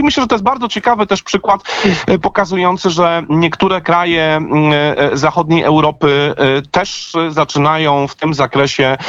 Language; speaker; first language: Polish; native; Polish